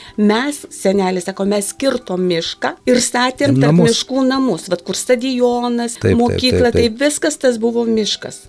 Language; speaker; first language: Lithuanian; native; Lithuanian